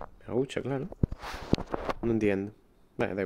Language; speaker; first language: Spanish; native; Spanish